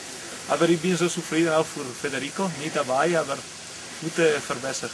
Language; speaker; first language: German; non-native, learner; Italian